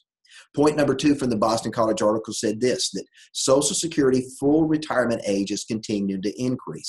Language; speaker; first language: English; native; English